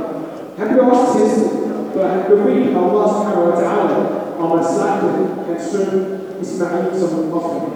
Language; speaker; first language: Danish; non-native, fluent; Arabic